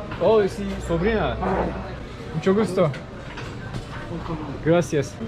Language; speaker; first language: Spanish; non-native, learner; Turkish